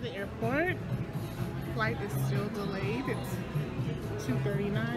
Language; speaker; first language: English; native; English